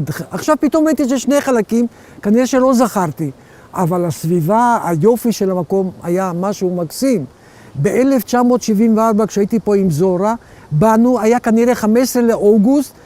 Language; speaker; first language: Hebrew; early bilingual, other home language; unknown